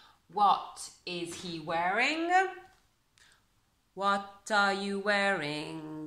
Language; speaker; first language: English; non-native, fluent; Italian